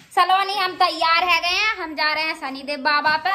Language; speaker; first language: Hindi; native; Hindi